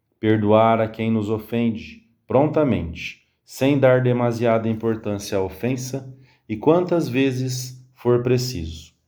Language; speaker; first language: Portuguese; native; Portuguese